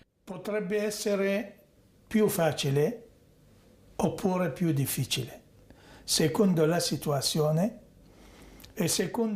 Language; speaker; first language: Italian; non-native, fluent; Arabic